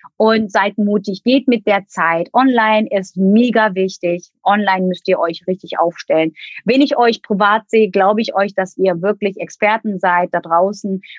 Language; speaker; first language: German; non-native, fluent; Turkish